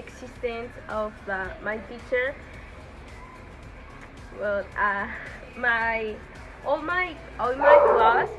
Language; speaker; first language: English; non-native, learner; Spanish